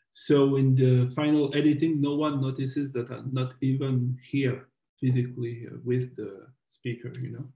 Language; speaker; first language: English; non-native, fluent; French